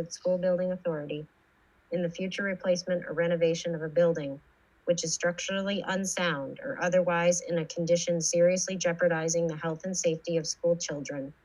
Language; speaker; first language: English; native; English